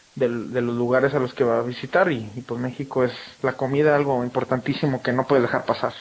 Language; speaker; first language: Spanish; native; Spanish